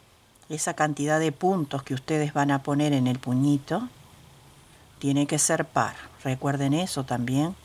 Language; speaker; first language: Spanish; native; Spanish